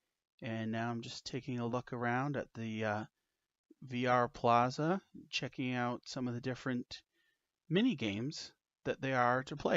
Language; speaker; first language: English; native; English